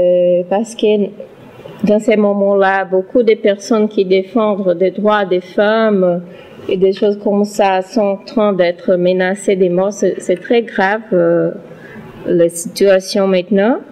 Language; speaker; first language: French; non-native, learner; Portuguese